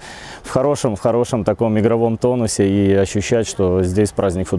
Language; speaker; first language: Russian; native; Russian